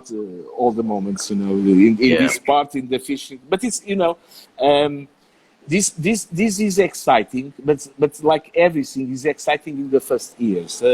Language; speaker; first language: English; non-native, learner; Portuguese